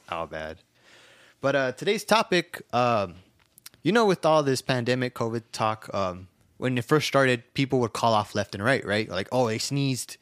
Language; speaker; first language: English; native; English